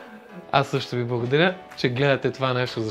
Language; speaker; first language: Bulgarian; native; Bulgarian